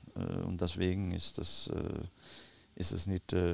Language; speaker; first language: German; non-native, learner; Danish